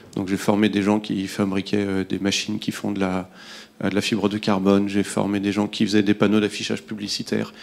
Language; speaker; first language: French; native; French